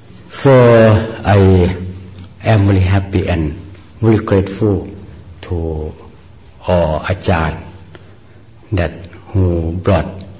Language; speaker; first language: English; non-native, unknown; Northeastern Thai